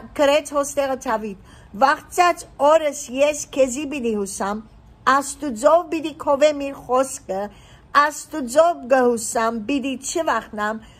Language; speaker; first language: Armenian; early bilingual, heritage; Armenian